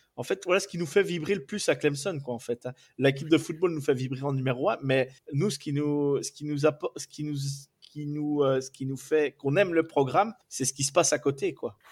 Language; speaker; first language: French; native; French